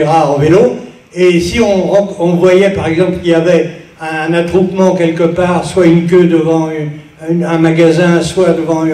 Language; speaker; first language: French; native; French